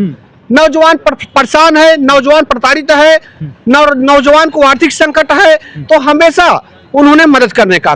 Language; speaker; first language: Hindi; native; Hindi